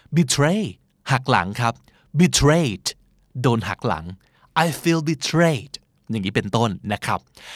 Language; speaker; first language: Thai; native; Thai